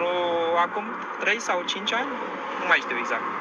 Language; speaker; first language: Romanian; non-native, learner; Vietnamese